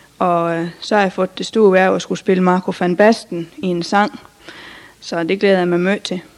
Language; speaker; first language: Danish; native; Danish